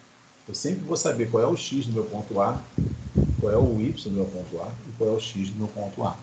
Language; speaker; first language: Portuguese; native; Portuguese